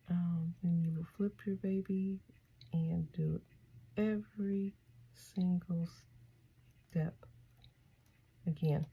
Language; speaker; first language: English; native; English